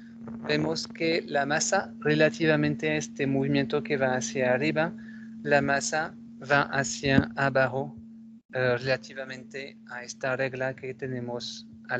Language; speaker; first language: Spanish; non-native, fluent; French